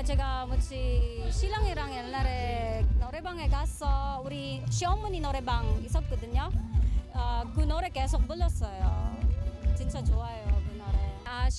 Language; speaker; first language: Korean; non-native, learner; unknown